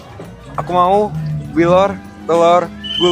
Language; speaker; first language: Indonesian; non-native, learner; Czech